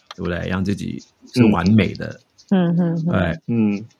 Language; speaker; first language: Chinese; non-native, fluent; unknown